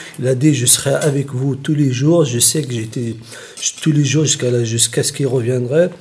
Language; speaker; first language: French; non-native, local second language; Kabyle